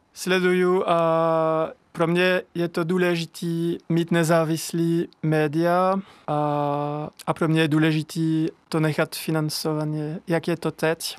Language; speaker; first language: Czech; non-native, learner; French